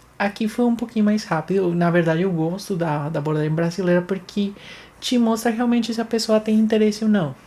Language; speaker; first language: Portuguese; non-native, fluent; Spanish